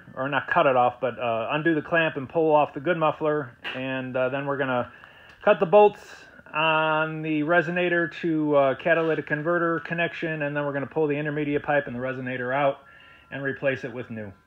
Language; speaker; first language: English; native; English